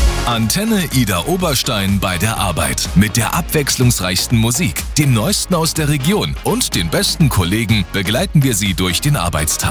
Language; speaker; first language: German; native; German